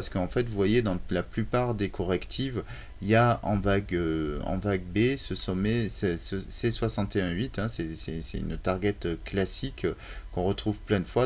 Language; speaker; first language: French; native; French